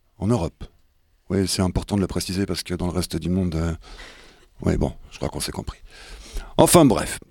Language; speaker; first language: French; native; French